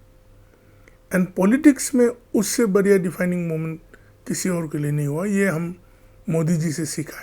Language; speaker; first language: Hindi; non-native, local second language; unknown